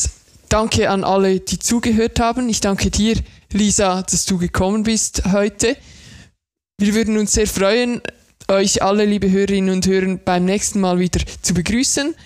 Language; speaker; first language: German; native; German